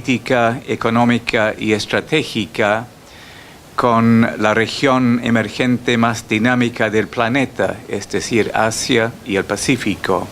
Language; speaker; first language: Spanish; non-native, fluent; English